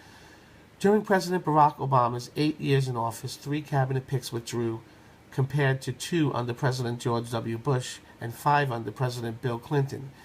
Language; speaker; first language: English; native; English